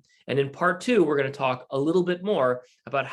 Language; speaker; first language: English; native; English